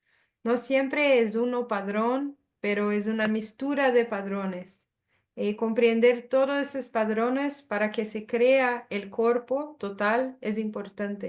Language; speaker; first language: Spanish; non-native, learner; Portuguese